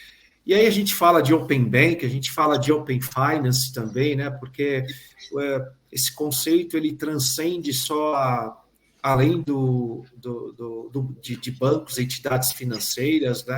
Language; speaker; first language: Portuguese; native; Portuguese